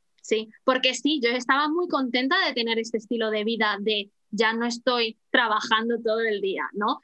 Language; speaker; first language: Spanish; native; Spanish